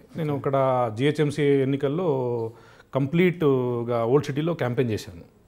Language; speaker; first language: Telugu; non-native, local second language; Urdu